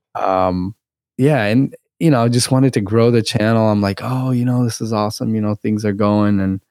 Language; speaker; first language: English; early bilingual, other home language; Russian